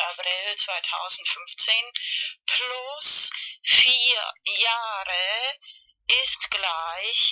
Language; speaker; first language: German; non-native, learner; Spanish